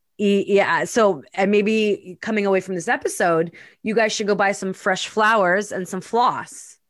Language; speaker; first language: English; native; English